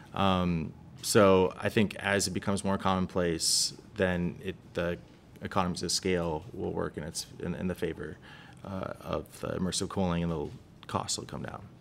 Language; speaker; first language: English; native; English